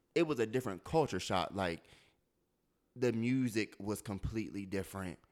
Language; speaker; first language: English; native; English